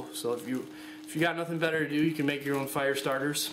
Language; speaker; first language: English; native; English